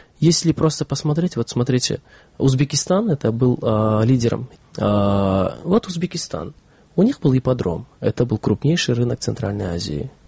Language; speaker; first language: Russian; non-native, local second language; Kyrgyz